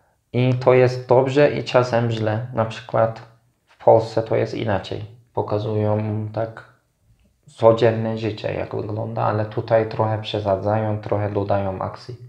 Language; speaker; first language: Polish; non-native, fluent; Turkish